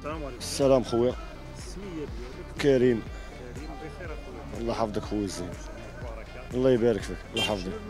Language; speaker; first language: Arabic; native; Arabic